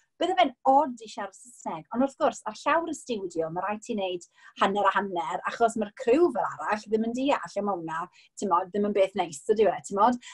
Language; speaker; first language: Welsh; non-native, local second language; English